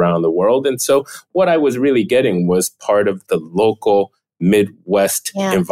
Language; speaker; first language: English; early bilingual, other home language; Chinese